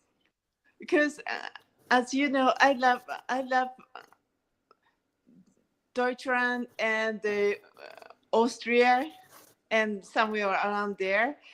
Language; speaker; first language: English; non-native, learner; Japanese